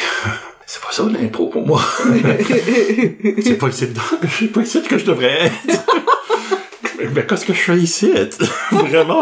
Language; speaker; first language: French; native; French